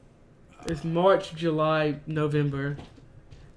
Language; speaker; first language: English; native; English